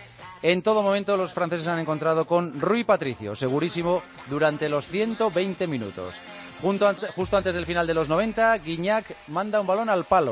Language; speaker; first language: Spanish; native; Spanish